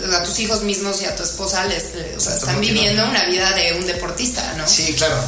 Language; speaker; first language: Spanish; early bilingual, heritage; Spanish